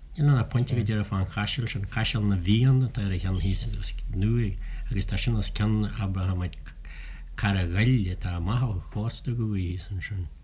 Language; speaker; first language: Irish; native; Irish